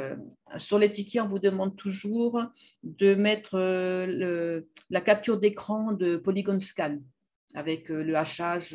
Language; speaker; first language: French; native; French